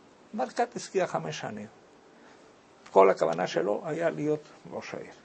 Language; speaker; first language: Hebrew; early bilingual, other home language; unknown